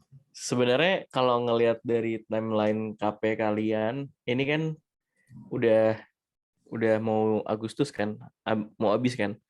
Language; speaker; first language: Indonesian; native; Indonesian